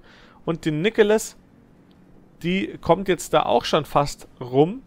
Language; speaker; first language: German; native; German